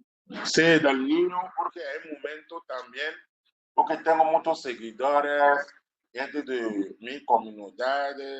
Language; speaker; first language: Spanish; non-native, learner; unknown